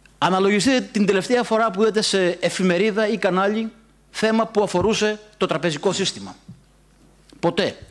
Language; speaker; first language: Greek; native; Greek